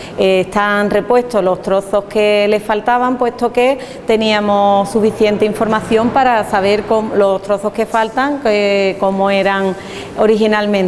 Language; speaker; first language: Spanish; native; Spanish